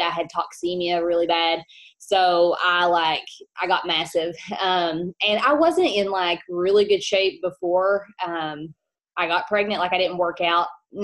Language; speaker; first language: English; native; English